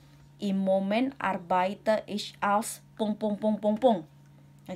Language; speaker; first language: German; non-native, learner; Indonesian